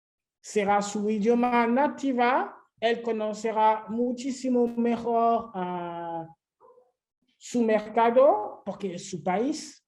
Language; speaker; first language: Spanish; non-native, fluent; French